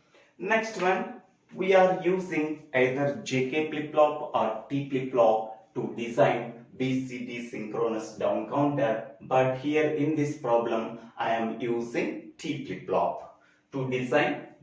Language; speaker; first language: English; non-native, local second language; Telugu